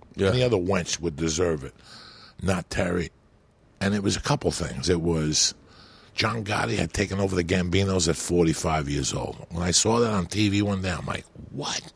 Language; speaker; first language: English; early bilingual, other home language; Spanish